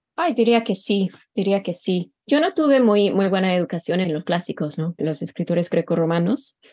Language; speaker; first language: Spanish; non-native, fluent; English